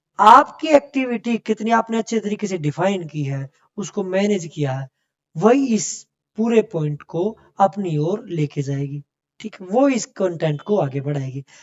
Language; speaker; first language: Hindi; native; Hindi